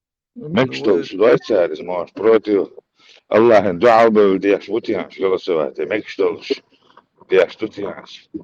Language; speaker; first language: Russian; non-native, local second language; Chechen